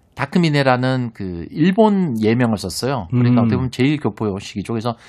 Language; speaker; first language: Korean; native; Korean